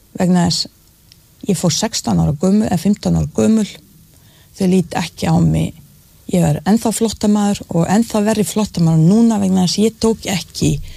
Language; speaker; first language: Icelandic; non-native, fluent; Bosnian